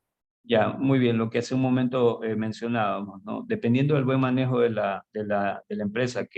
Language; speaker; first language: Spanish; native; Spanish